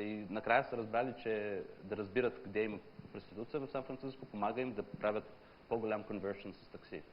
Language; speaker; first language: Bulgarian; non-native, fluent; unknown